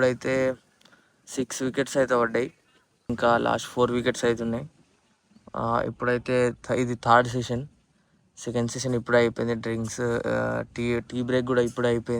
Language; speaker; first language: Telugu; native; Telugu